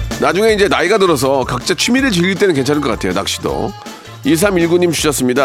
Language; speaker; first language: Korean; native; Korean